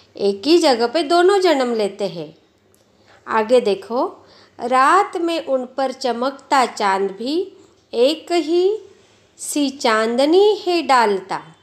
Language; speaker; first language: Hindi; non-native, local second language; Marathi